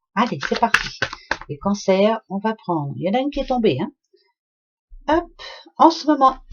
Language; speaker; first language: French; native; French